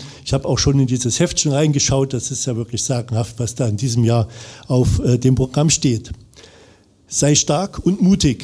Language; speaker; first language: German; native; German